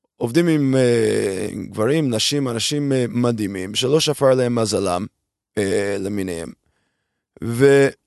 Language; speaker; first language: Hebrew; non-native, fluent; English